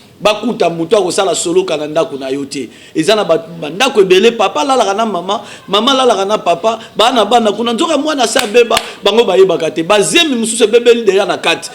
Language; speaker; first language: Lingala; native; Lingala